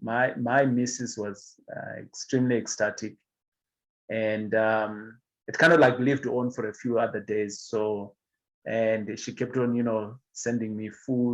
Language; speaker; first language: English; non-native, local second language; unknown